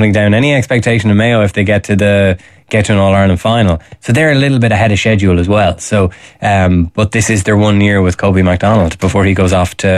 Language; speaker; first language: English; native; English